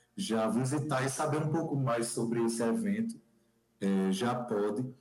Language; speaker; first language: Portuguese; native; Portuguese